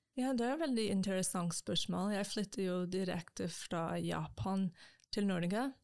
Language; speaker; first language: Norwegian; non-native, fluent; English